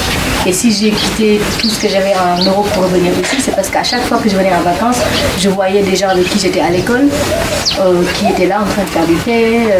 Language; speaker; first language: French; non-native, local second language; Wolof